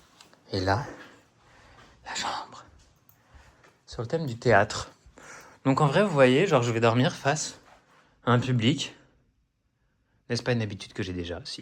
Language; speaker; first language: French; native; French